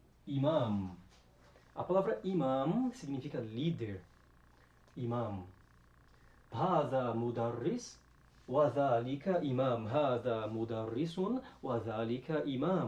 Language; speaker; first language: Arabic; non-native, fluent; Portuguese